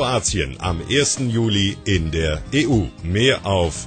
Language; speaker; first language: German; native; German